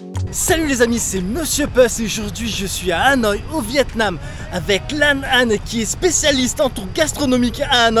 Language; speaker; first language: French; native; French